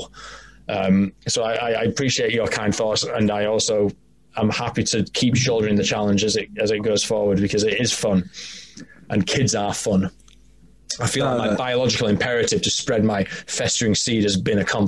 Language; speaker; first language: English; native; English